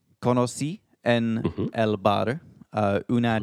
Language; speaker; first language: Spanish; non-native, learner; English